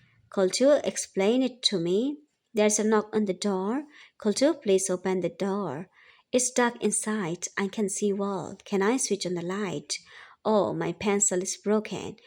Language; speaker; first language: English; non-native, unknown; Burmese